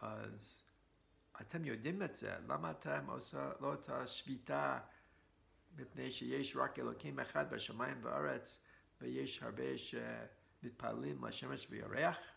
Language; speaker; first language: Hebrew; non-native, fluent; English